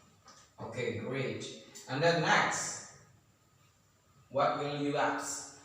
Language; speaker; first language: English; non-native, learner; Indonesian